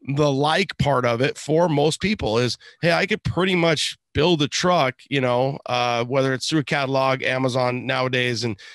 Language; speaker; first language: English; native; English